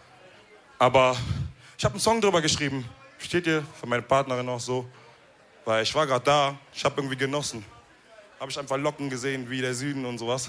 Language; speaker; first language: German; early bilingual, other home language; Wolof